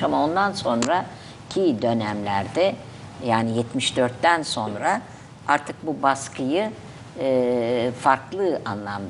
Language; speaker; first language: Turkish; native; Turkish